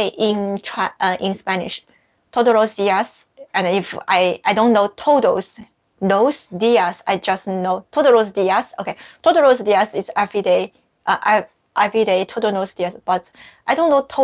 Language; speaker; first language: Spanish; non-native, learner; Chinese